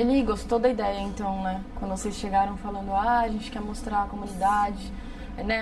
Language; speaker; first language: Portuguese; native; Portuguese